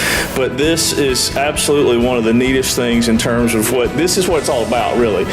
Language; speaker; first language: English; native; English